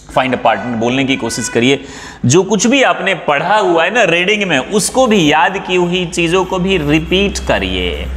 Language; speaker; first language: Hindi; non-native, local second language; Maithili